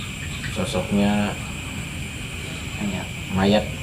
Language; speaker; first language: Indonesian; native; Indonesian